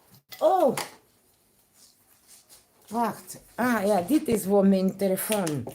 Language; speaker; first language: Dutch; non-native, learner; Kikuyu